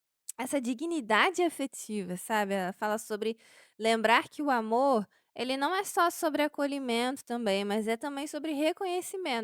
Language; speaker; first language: Portuguese; native; Portuguese